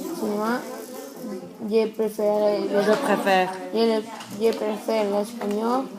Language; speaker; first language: French; non-native, learner; Spanish